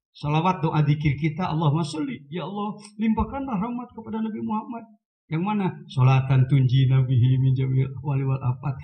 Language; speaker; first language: Indonesian; non-native, local second language; Sundanese